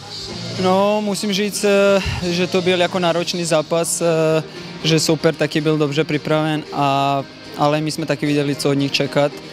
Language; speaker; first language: Czech; non-native, fluent; Serbian